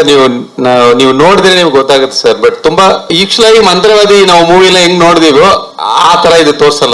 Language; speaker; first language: Kannada; non-native, learner; Tamil